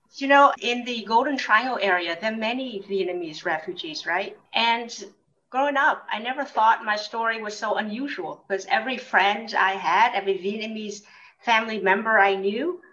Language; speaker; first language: English; early bilingual, other home language; Vietnamese